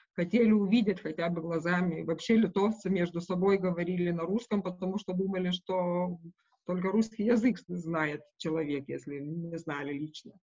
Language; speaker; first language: Russian; non-native, local second language; Lithuanian